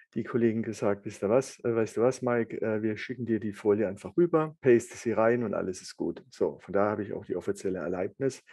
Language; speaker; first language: German; native; German